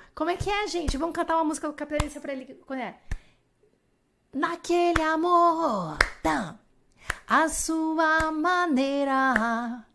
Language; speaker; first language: Portuguese; native; Portuguese